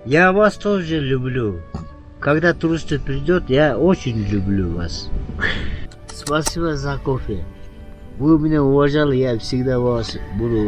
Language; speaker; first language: Russian; non-native, local second language; Kyrgyz